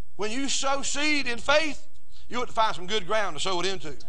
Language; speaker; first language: English; native; English